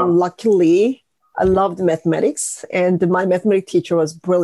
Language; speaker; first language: English; non-native, fluent; Korean